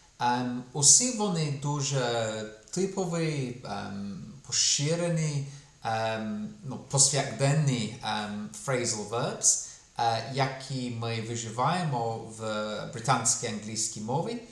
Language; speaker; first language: Ukrainian; non-native, fluent; English